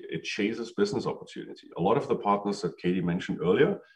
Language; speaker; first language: English; non-native, fluent; German